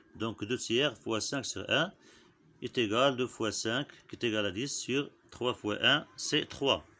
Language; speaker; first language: French; non-native, local second language; Arabic